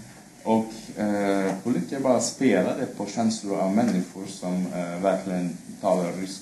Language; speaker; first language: Swedish; non-native, fluent; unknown